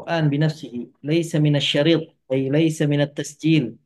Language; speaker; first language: Arabic; non-native, fluent; Indonesian